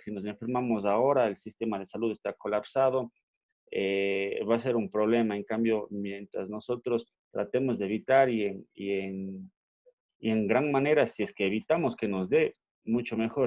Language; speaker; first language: Spanish; native; Spanish